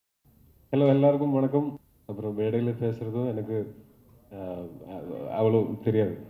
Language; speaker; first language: Tamil; non-native, local second language; Malayalam